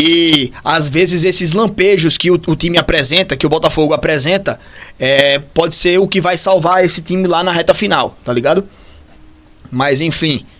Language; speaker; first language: Portuguese; native; Portuguese